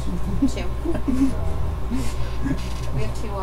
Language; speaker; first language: English; native; English